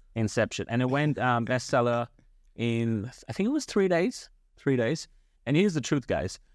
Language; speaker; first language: English; non-native, local second language; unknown